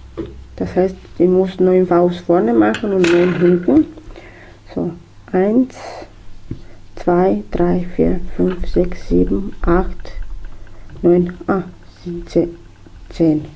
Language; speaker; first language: German; non-native, fluent; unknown